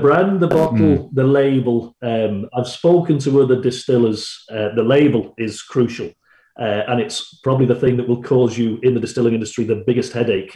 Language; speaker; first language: English; native; English